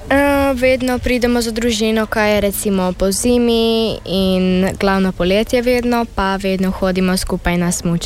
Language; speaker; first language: Slovenian; early bilingual, heritage; Slovenian